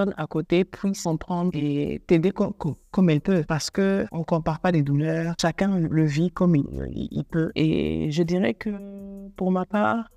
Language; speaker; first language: French; non-native, local second language; Rundi